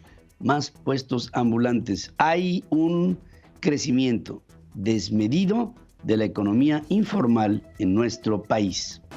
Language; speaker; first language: Spanish; native; Spanish